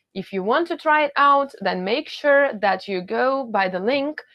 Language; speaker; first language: English; non-native, fluent; Ukrainian